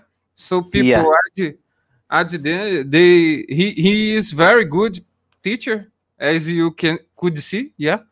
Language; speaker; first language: English; non-native, learner; Portuguese